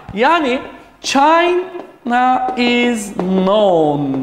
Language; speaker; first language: English; non-native, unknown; Turkish